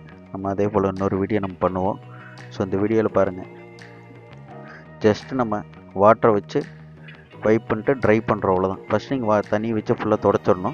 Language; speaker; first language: Tamil; native; Tamil